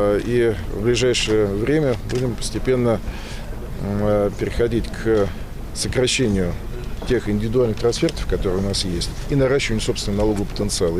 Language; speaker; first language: Russian; native; Russian